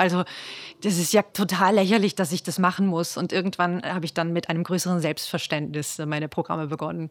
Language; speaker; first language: German; native; German